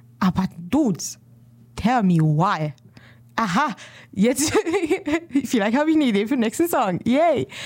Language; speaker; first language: German; early bilingual, other home language; Romanian